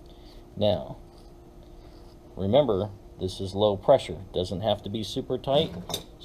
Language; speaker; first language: English; native; English